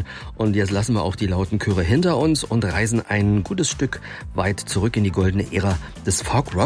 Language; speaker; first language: German; native; German